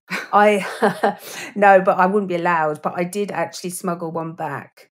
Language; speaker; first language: English; native; English